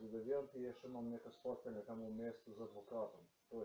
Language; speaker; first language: Polish; non-native, learner; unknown